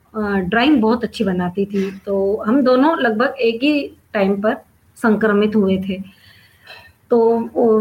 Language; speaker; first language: Hindi; non-native, local second language; Sindhi